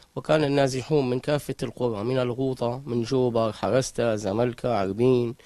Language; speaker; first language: Arabic; native; Arabic